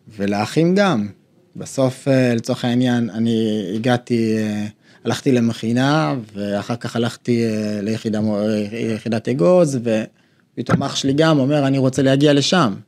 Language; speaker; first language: Hebrew; early bilingual, other home language; Amharic